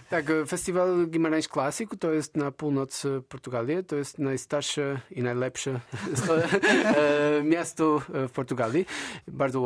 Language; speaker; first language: Polish; non-native, learner; Portuguese